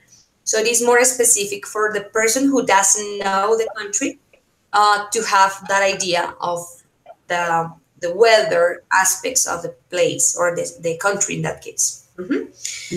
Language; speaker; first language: English; non-native, fluent; Spanish